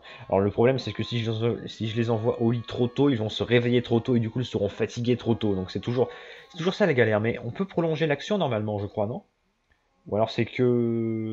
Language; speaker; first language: French; native; French